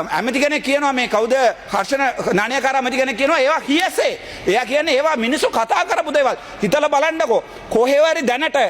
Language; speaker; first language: Sinhala; non-native, local second language; Tamil